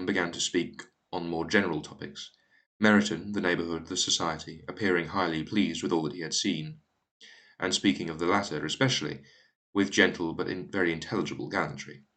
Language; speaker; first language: English; native; English